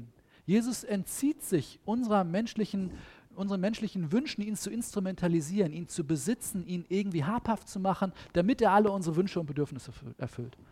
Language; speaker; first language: German; native; German